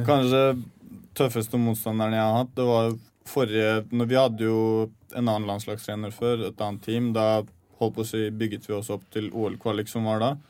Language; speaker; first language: Norwegian; early bilingual, other home language; Chechen